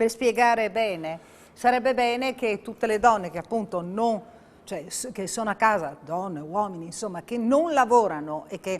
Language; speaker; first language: Italian; native; Italian